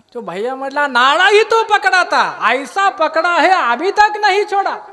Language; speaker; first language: Hindi; non-native, local second language; Marathi